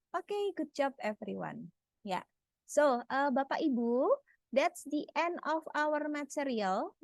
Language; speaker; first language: English; non-native, fluent; Indonesian